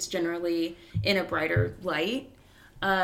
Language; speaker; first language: English; native; English